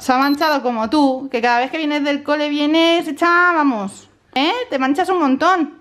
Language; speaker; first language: Spanish; native; Spanish